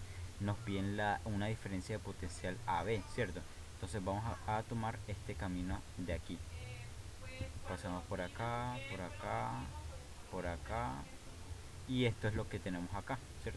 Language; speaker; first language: Spanish; native; Spanish